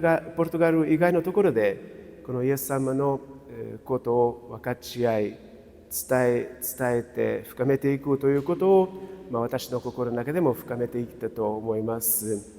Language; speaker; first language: Japanese; non-native, fluent; Portuguese